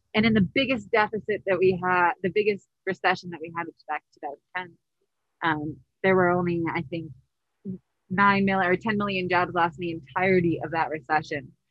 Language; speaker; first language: English; native; English